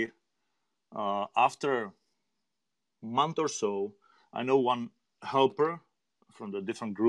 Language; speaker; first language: English; non-native, learner; Czech